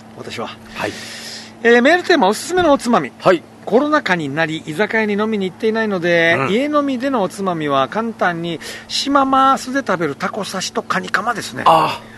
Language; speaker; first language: Japanese; native; Japanese